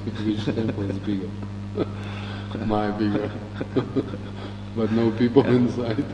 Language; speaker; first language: English; non-native, learner; Russian